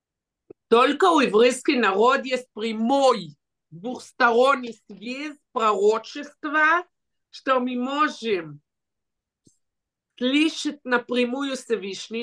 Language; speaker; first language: Russian; early bilingual, heritage; Russian